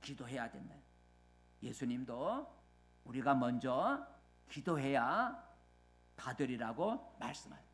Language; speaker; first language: Korean; native; Korean